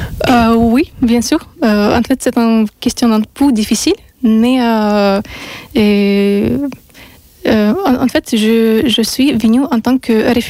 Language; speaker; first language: French; non-native, learner; Russian